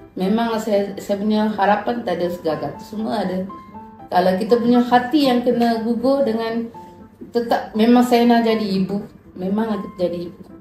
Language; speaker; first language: Malay; non-native, local second language; Tamil